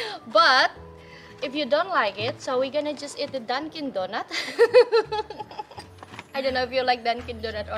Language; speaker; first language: English; non-native, fluent; Indonesian